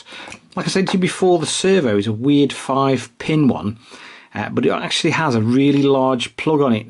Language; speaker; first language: English; native; English